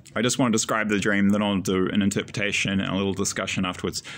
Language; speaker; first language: English; native; English